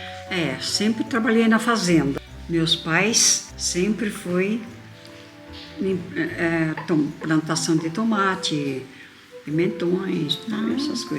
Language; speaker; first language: Portuguese; non-native, local second language; Japanese